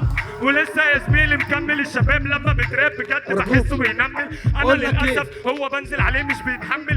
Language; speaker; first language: Arabic; native; Arabic